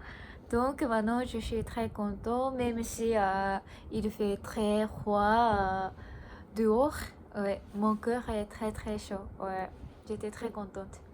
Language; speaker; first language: French; non-native, learner; Japanese